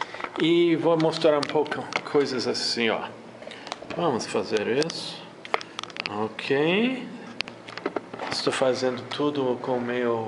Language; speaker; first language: Portuguese; non-native, fluent; English